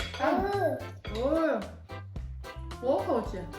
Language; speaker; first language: Dutch; non-native, learner; Thai